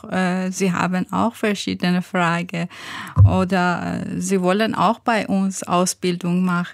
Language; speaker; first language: German; non-native, fluent; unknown